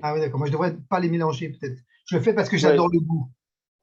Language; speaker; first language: French; native; French